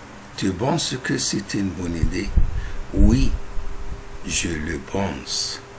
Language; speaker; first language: French; non-native, fluent; Arabic